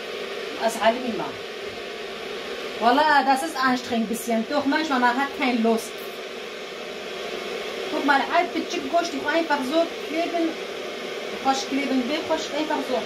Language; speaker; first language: German; non-native, learner; Kurdish